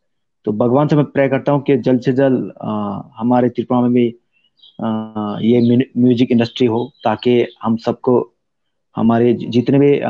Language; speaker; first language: Hindi; non-native, local second language; Kok Borok